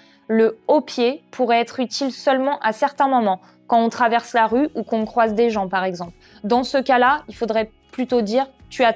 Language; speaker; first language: French; native; French